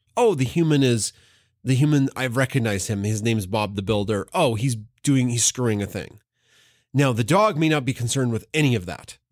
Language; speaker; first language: English; native; English